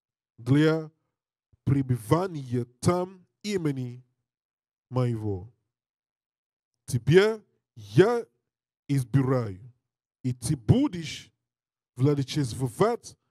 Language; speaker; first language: Russian; non-native, learner; English